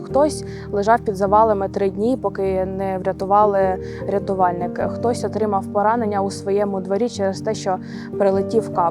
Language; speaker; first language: Ukrainian; native; Ukrainian